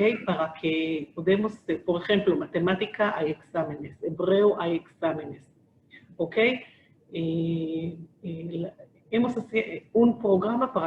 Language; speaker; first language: Spanish; non-native, fluent; Hebrew